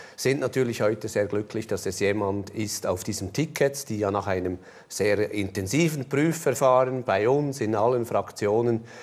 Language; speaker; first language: German; native; German